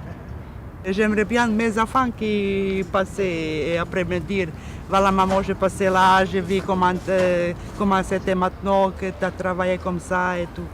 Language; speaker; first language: French; non-native, learner; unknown